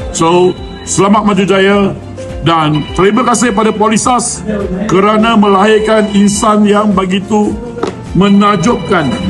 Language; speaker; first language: Malay; non-native, local second language; Chinese